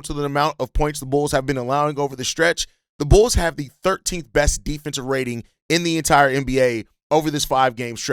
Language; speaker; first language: English; native; English